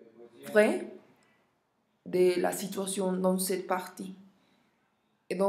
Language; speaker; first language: French; non-native, learner; Spanish